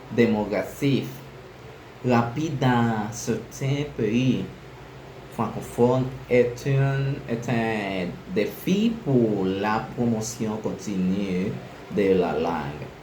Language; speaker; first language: French; non-native, learner; Spanish